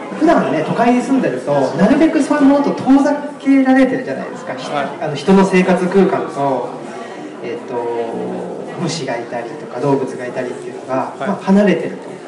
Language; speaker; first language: Japanese; native; Japanese